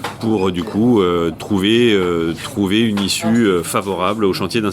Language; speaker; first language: French; native; French